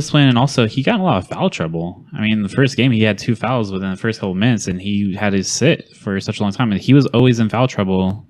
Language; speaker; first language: English; native; English